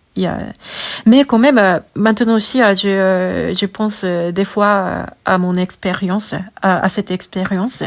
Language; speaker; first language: French; non-native, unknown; Japanese